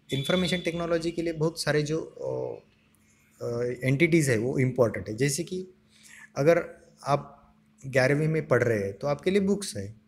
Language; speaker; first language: Hindi; non-native, local second language; Marathi